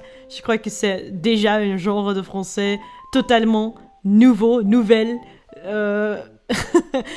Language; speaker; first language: French; non-native, learner; Dutch